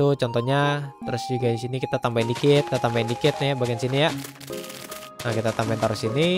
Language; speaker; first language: Indonesian; native; Indonesian